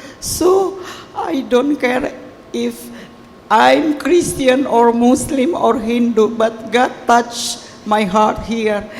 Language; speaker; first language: English; non-native, learner; Indonesian